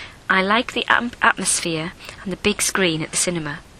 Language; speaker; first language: English; native; English